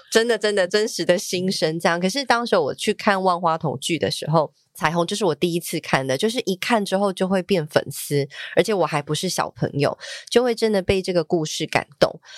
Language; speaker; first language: Chinese; native; Chinese